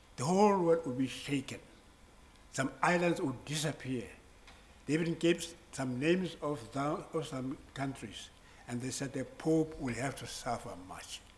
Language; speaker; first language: English; non-native, local second language; Southern Sotho